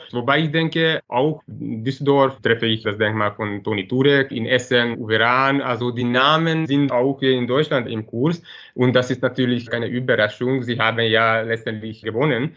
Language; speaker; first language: German; non-native, fluent; Hungarian